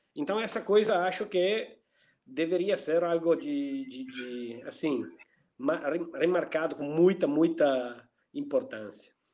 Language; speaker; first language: Portuguese; non-native, fluent; Italian